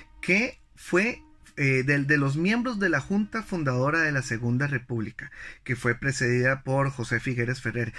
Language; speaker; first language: Spanish; native; Spanish